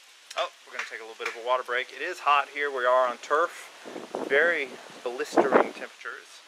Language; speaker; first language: English; native; English